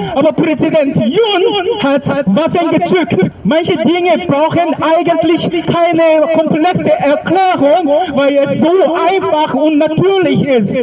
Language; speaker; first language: German; non-native, fluent; Korean